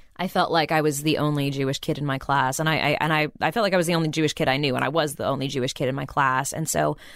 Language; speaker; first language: English; native; English